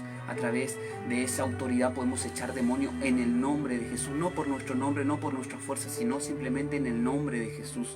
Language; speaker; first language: Spanish; native; Spanish